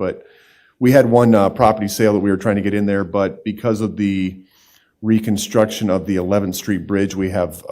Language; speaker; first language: English; native; English